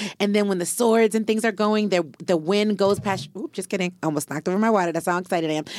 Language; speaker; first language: English; native; English